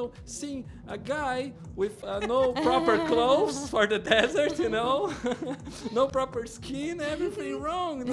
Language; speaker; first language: English; non-native, fluent; Portuguese